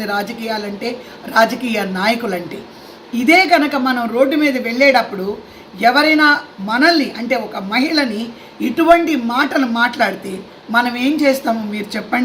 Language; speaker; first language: Telugu; native; Telugu